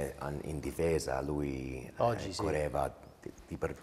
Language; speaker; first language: Italian; early bilingual, heritage; English